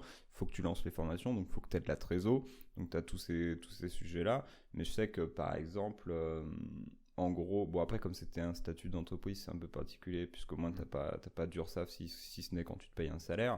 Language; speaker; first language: French; native; French